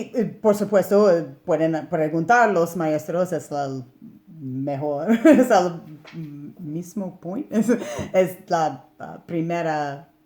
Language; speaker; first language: Spanish; non-native, learner; English